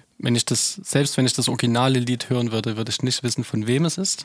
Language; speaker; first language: German; native; German